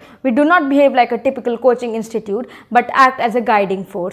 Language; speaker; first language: English; non-native, local second language; Hindi